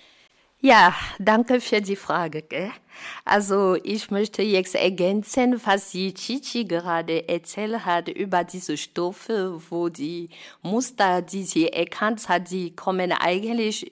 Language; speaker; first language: German; non-native, fluent; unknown